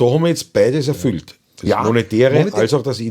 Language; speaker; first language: German; native; German